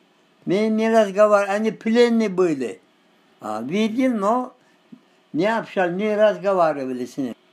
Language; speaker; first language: Russian; non-native, local second language; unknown